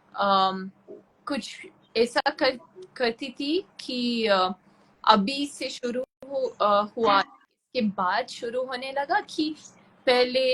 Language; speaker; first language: Hindi; non-native, local second language; Tulu